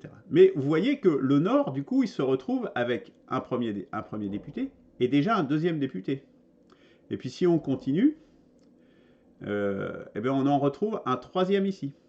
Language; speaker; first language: French; native; French